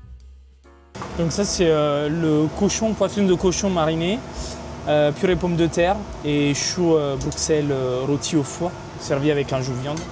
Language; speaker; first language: French; non-native, fluent; Italian